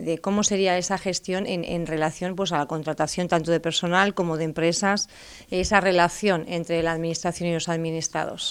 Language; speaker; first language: Spanish; native; Spanish